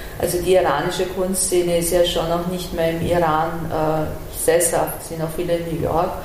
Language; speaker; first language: German; early bilingual, other home language; Persian